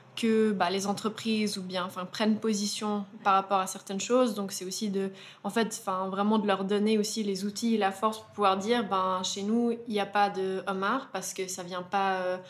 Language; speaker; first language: French; native; French